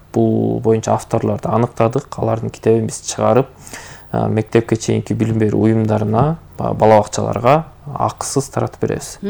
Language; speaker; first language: Kyrgyz; native; Kyrgyz